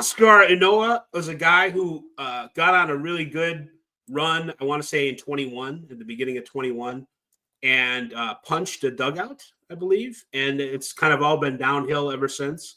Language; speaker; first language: English; native; English